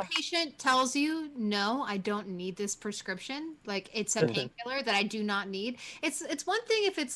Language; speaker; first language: English; native; English